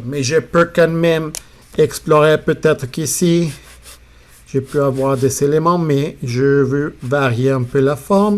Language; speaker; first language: French; non-native, fluent; Spanish